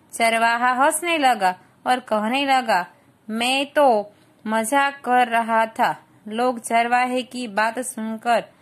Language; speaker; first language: Hindi; non-native, local second language; Gujarati